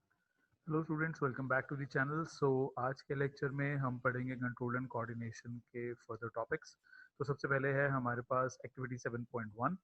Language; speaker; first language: Hindi; native; Hindi